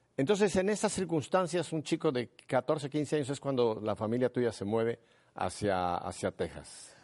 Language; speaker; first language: Spanish; native; Spanish